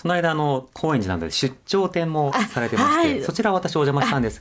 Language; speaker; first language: Japanese; native; Japanese